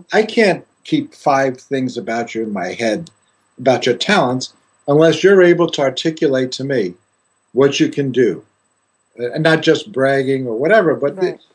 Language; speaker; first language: English; non-native, fluent; Greek